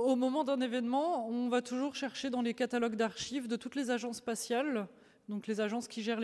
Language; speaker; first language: French; native; French